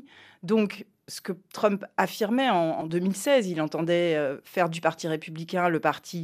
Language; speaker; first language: French; native; French